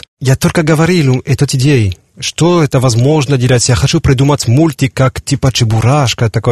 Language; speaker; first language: Russian; non-native, learner; French